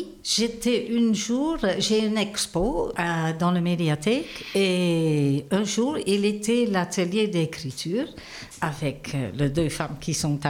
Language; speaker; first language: French; non-native, learner; Dutch